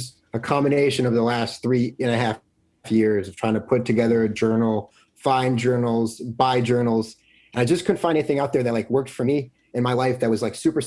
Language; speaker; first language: English; native; English